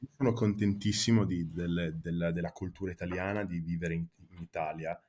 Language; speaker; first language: Italian; early bilingual, heritage; Italian